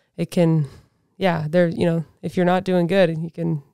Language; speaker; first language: English; native; English